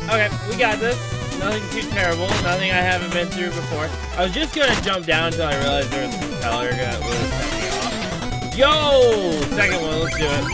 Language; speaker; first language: English; native; English